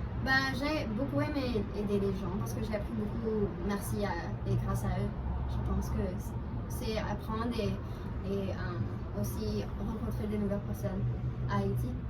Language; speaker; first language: French; non-native, learner; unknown